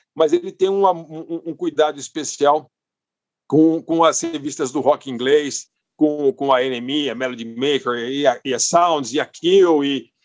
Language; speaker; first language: Portuguese; non-native, fluent; English